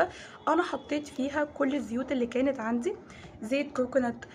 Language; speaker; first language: Arabic; native; Arabic